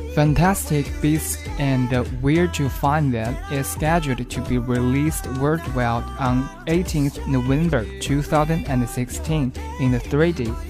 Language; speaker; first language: English; non-native, fluent; Chinese